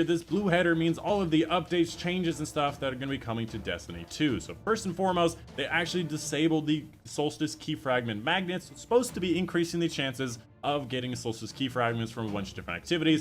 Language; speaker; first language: English; native; English